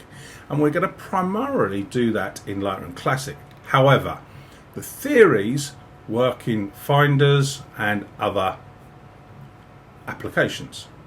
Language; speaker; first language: English; native; English